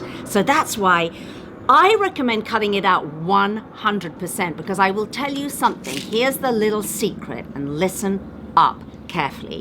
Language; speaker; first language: English; native; English